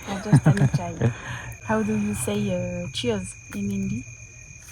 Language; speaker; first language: English; non-native, learner; French